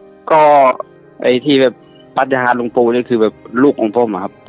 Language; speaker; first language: Thai; non-native, fluent; Khmer